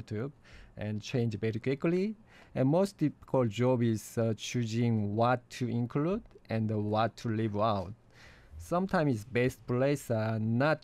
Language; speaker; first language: English; non-native, learner; Korean